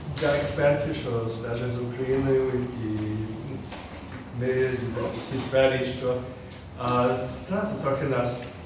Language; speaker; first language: Ukrainian; early bilingual, heritage; Ukrainian